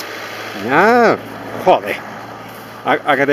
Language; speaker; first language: Spanish; native; Spanish